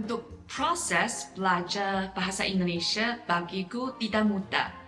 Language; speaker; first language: Indonesian; non-native, fluent; Chinese